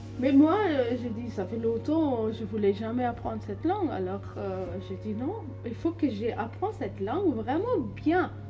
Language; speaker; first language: French; non-native, learner; Hindi